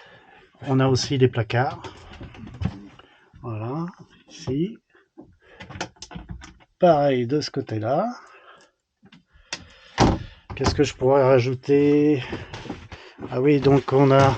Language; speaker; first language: French; native; French